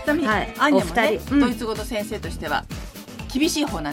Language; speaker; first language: Japanese; native; Japanese